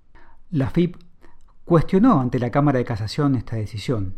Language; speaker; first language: Spanish; native; Spanish